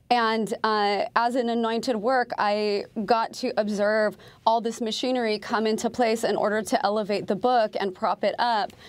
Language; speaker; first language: English; native; English